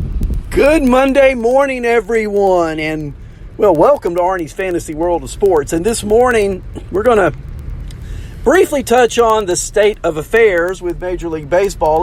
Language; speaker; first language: English; native; English